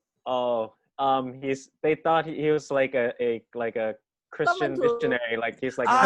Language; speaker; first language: English; early bilingual, heritage; English